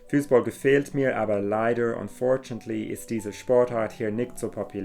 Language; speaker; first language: German; non-native, fluent; English